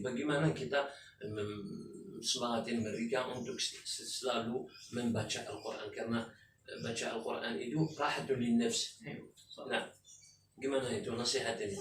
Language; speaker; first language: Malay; non-native, fluent; Arabic